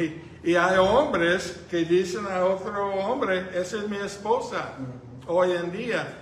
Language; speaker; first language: Spanish; non-native, fluent; English